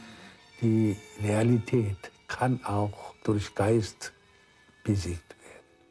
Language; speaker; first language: German; non-native, fluent; Korean